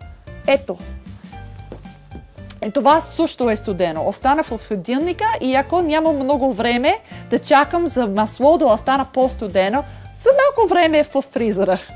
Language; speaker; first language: Bulgarian; non-native, learner; English